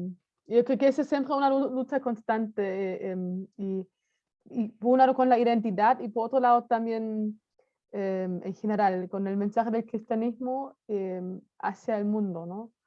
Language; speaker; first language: Spanish; non-native, fluent; German